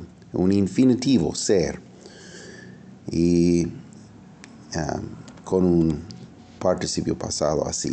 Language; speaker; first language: Spanish; non-native, fluent; English